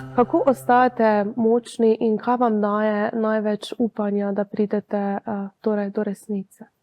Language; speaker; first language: Slovenian; native; Slovenian